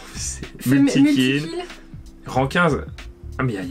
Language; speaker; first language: French; native; French